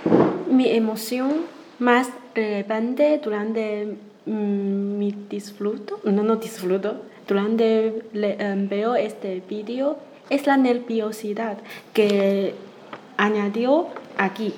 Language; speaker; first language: Spanish; non-native, learner; Chinese